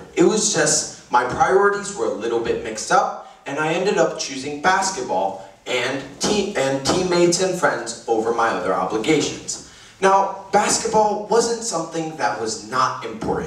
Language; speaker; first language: English; native; English